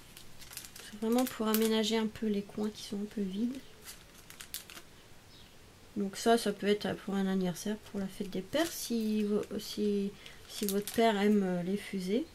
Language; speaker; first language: French; native; French